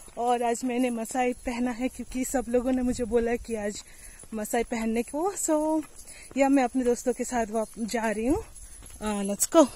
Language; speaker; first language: Hindi; non-native, local second language; Santali